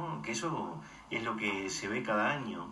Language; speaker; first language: Spanish; native; Spanish